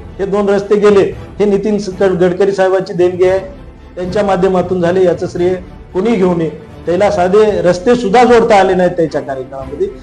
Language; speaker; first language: Marathi; native; Marathi